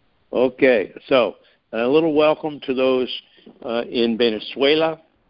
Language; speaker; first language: Spanish; non-native, learner; English